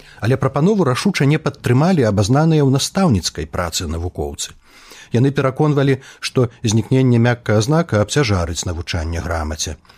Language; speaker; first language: Belarusian; native; Belarusian